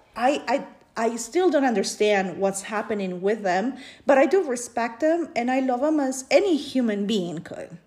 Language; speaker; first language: English; non-native, fluent; Spanish